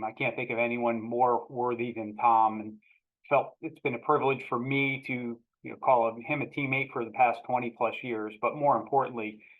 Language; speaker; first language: English; native; English